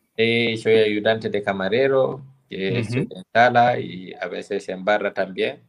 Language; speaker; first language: Spanish; non-native, fluent; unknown